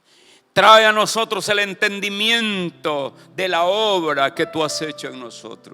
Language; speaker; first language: Spanish; native; Spanish